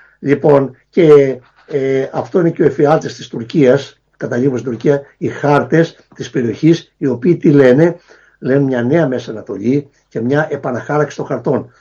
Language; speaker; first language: Greek; native; Greek